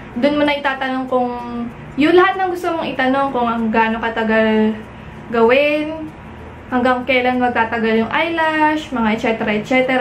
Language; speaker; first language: Filipino; native; Filipino